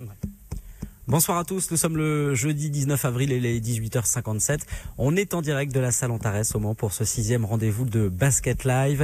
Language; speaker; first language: French; native; French